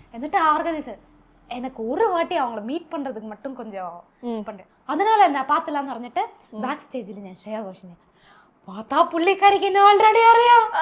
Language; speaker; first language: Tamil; non-native, local second language; Malayalam